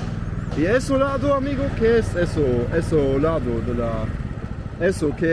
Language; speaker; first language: Spanish; non-native, learner; English